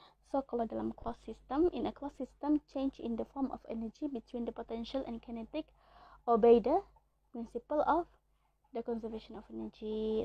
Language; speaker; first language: English; non-native, local second language; Malay